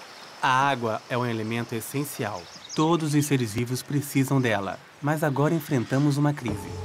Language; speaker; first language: Portuguese; native; Portuguese